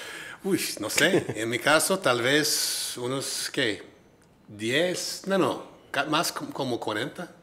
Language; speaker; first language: Spanish; non-native, fluent; English